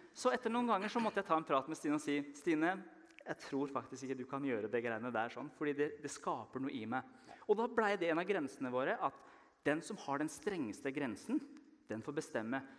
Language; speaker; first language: Norwegian; early bilingual, other home language; Persian